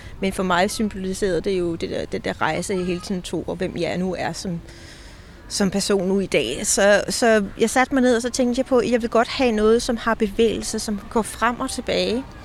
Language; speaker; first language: Danish; native; Danish